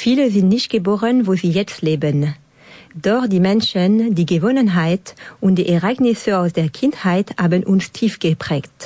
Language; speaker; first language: German; native; German